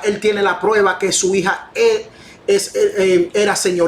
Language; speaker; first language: Spanish; non-native, fluent; English